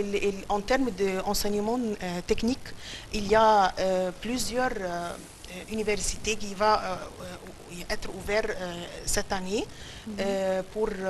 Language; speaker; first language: French; non-native, fluent; Arabic